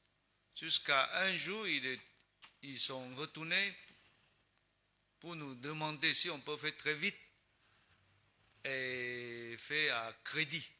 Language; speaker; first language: French; non-native, learner; Chinese